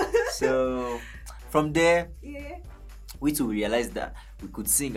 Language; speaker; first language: English; non-native, local second language; Yoruba